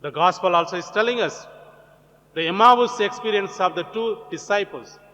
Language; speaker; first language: English; non-native, local second language; Gujarati